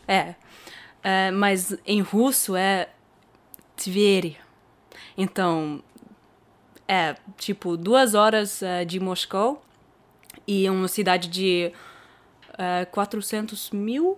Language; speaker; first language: Portuguese; early bilingual, heritage; German